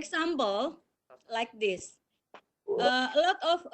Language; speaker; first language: English; non-native, learner; Indonesian